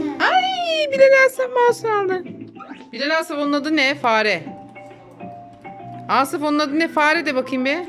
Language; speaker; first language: Turkish; native; Turkish